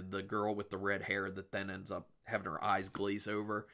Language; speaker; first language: English; native; English